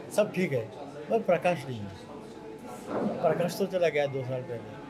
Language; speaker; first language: Hindi; non-native, local second language; Marathi